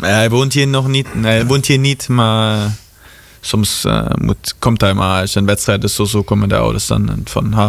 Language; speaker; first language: Dutch; non-native, fluent; German